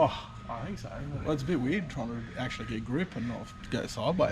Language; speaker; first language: English; native; English